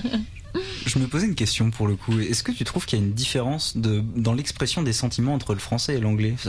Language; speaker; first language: French; native; French